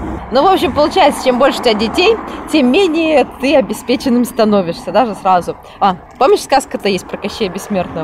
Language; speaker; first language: Russian; native; Russian